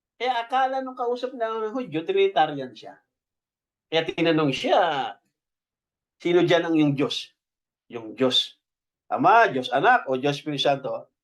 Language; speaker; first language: Filipino; native; Filipino